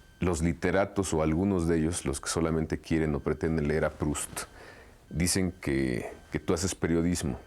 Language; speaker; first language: Spanish; native; Spanish